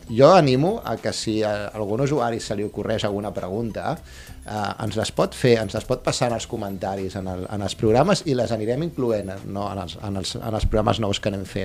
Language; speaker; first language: Catalan; native; Catalan